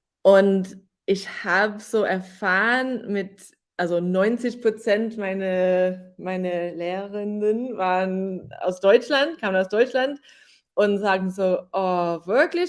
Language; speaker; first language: German; non-native, fluent; English